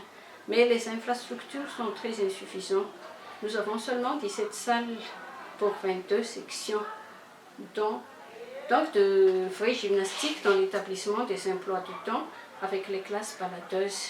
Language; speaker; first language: French; non-native, local second language; Malagasy